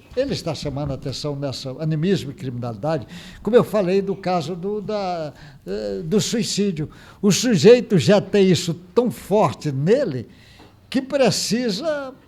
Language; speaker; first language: Portuguese; native; Portuguese